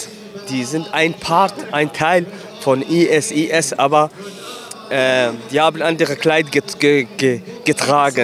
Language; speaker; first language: German; non-native, learner; Kurdish